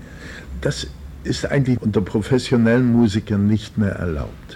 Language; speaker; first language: German; native; German